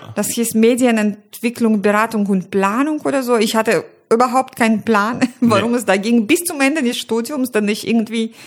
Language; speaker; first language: German; non-native, fluent; Russian